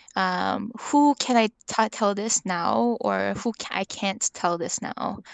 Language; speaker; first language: English; early bilingual, other home language; Korean